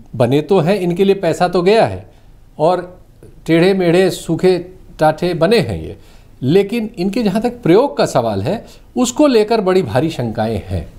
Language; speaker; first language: Hindi; native; Hindi